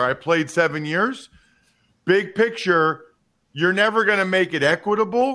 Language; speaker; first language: English; native; English